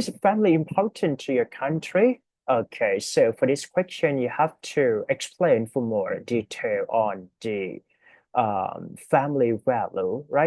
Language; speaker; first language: English; non-native, fluent; Thai